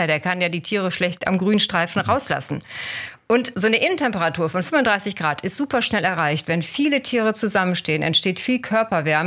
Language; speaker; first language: German; native; German